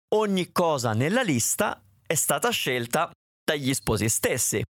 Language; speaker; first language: Italian; native; Italian